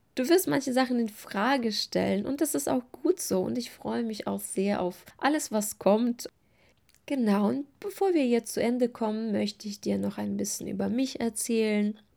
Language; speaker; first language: German; non-native, fluent; Russian